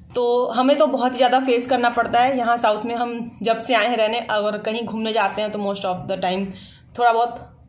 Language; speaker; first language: Hindi; native; Hindi